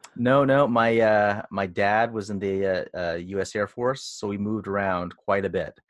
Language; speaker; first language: English; early bilingual, other home language; Filipino